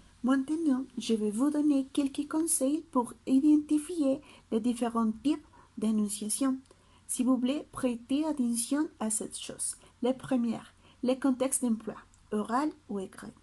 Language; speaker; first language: French; non-native, learner; Spanish